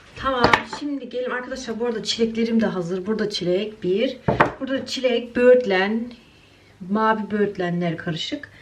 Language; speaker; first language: Turkish; early bilingual, heritage; Turkish